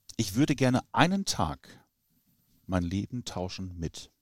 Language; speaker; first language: German; native; German